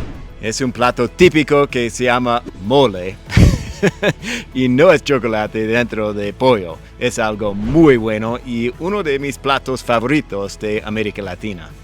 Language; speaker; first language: Spanish; non-native, fluent; English